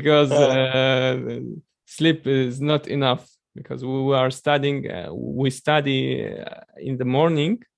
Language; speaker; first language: English; non-native, learner; Chechen